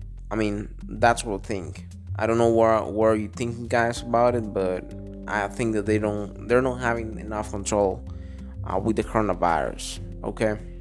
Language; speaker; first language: English; non-native, fluent; Spanish